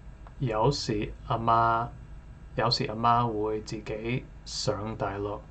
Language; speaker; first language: Cantonese; non-native, learner; English